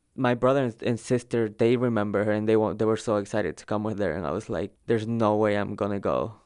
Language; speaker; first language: English; early bilingual, other home language; Spanish